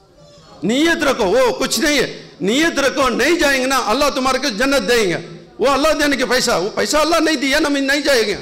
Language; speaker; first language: Hindi; non-native, local second language; Urdu